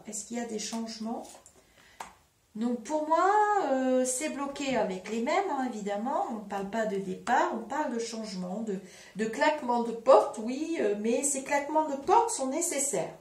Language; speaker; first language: French; native; French